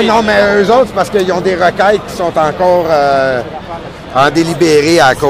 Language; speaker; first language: French; native; French